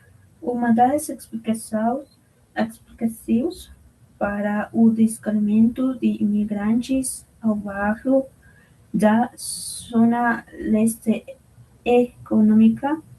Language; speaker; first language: Portuguese; non-native, learner; Spanish